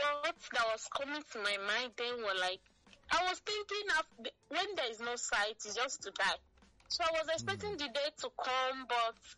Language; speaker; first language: English; non-native, local second language; Igbo